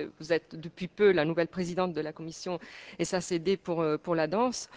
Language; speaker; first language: French; native; French